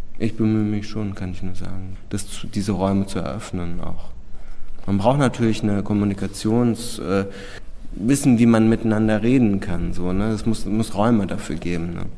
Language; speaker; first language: German; early bilingual, other home language; Czech